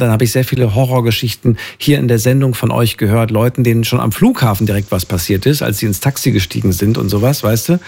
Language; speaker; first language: German; native; German